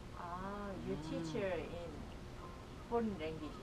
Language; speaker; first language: English; non-native, learner; Korean